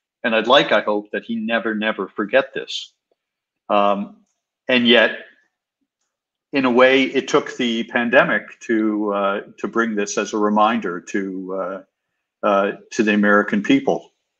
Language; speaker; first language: English; native; English